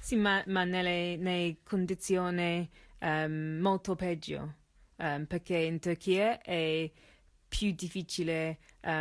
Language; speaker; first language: Italian; non-native, learner; English